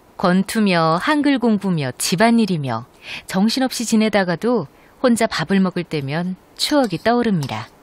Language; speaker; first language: Korean; native; Korean